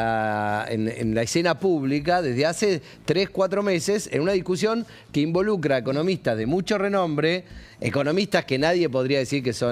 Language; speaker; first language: Spanish; native; Spanish